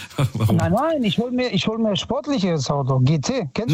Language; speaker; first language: German; early bilingual, other home language; Italian